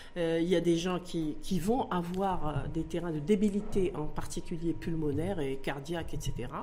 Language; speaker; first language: French; non-native, local second language; Arabic